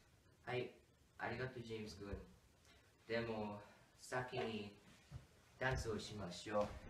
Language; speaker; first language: Japanese; non-native, learner; English